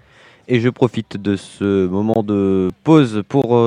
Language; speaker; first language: French; native; French